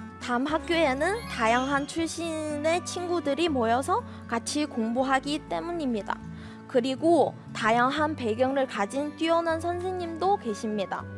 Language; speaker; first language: Korean; non-native, fluent; Chinese